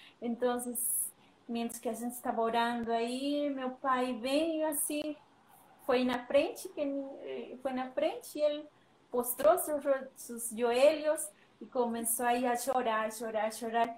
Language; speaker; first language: Portuguese; non-native, learner; Spanish